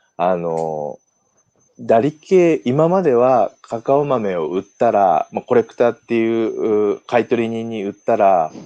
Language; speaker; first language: Japanese; native; Japanese